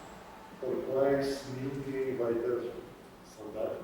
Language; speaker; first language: Portuguese; non-native, fluent; Polish